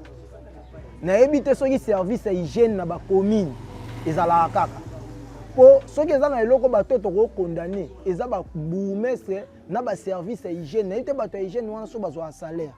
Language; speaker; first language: Lingala; native; Lingala